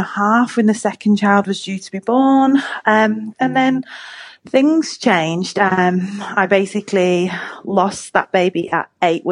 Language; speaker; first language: English; native; English